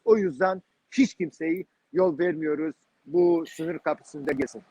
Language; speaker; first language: Turkish; non-native, learner; Kurdish